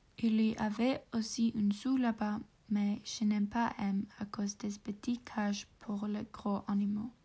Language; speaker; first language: French; non-native, learner; English